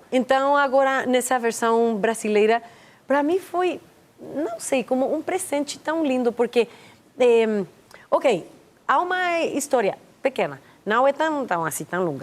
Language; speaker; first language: Portuguese; non-native, fluent; Spanish